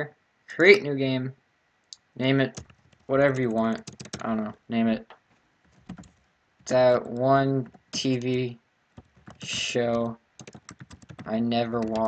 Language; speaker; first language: English; native; English